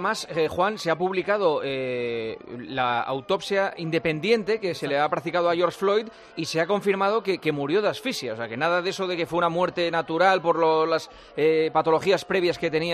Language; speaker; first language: Spanish; native; Spanish